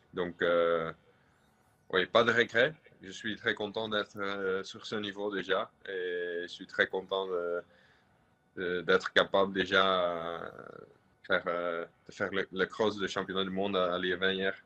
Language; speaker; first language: French; non-native, local second language; Dutch